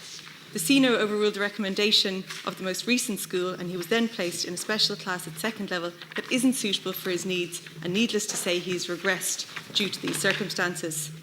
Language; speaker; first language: English; native; English